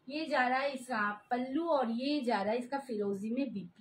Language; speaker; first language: Hindi; non-native, local second language; Bangla